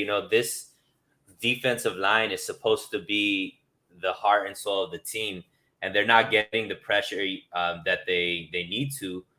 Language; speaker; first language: English; native; English